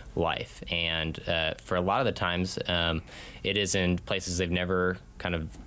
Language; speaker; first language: English; native; English